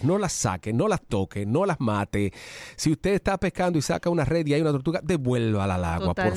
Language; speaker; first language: Spanish; native; Spanish